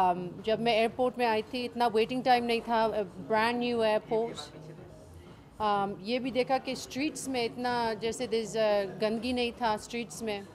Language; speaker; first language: Hindi; early bilingual, heritage; English